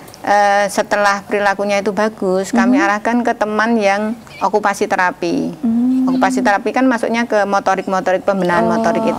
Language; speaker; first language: Indonesian; native; Indonesian